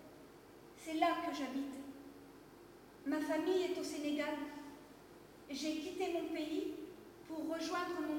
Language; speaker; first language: French; non-native, learner; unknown